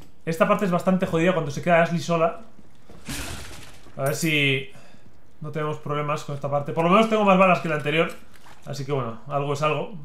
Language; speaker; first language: Spanish; native; Spanish